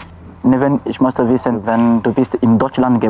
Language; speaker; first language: German; non-native, learner; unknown